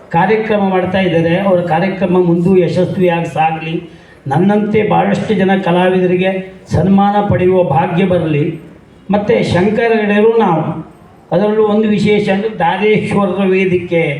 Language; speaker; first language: Kannada; native; Kannada